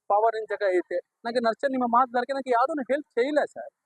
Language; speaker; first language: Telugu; non-native, learner; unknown